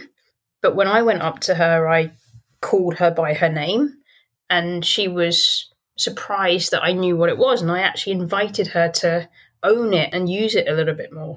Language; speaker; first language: English; native; English